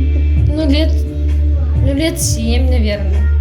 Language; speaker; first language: Russian; native; Russian